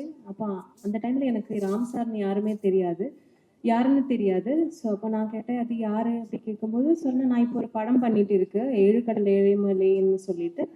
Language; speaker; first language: Tamil; non-native, learner; Malayalam